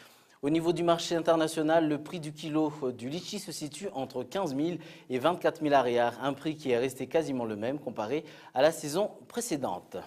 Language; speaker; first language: French; non-native, local second language; Malagasy